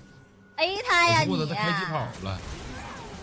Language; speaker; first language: Chinese; native; Chinese